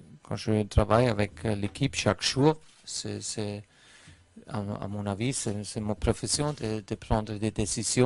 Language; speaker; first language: French; non-native, fluent; German